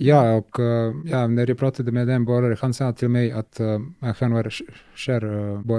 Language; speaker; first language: Swedish; non-native, learner; Serbian